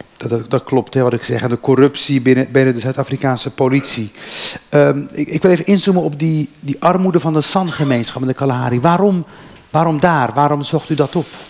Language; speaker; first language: Dutch; early bilingual, other home language; Berber languages